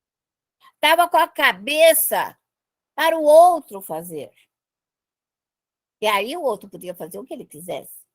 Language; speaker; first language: Portuguese; native; Portuguese